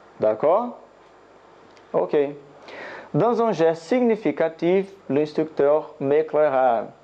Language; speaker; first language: French; non-native, learner; Portuguese